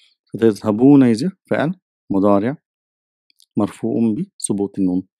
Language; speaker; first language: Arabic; non-native, fluent; English